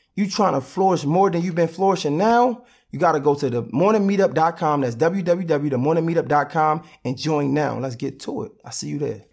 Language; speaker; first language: English; native; English